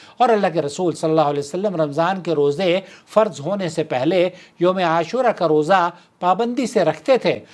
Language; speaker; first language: Urdu; native; Urdu